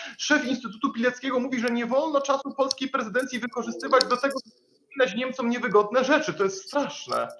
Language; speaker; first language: Polish; native; Polish